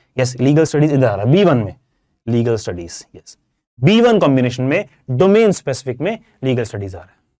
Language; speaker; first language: Hindi; non-native, local second language; Punjabi